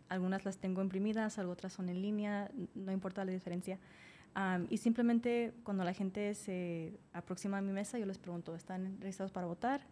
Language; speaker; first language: Spanish; early bilingual, other home language; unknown